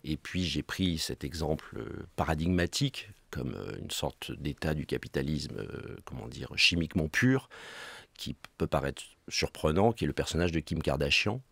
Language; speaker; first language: French; native; French